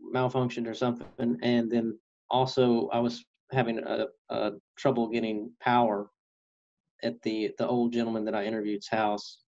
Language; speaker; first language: English; native; English